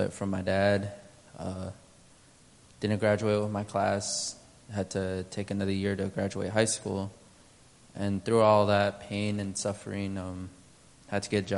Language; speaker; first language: English; early bilingual, other home language; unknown